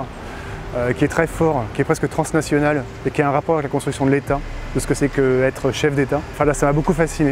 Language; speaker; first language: French; native; French